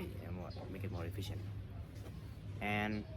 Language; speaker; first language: English; non-native, fluent; Indonesian